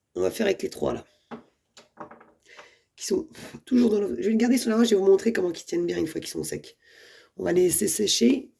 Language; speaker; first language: French; native; French